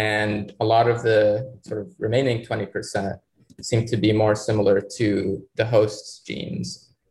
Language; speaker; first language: English; non-native, fluent; Arabic